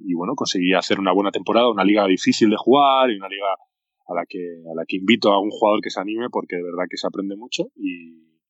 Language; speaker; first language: Spanish; native; Spanish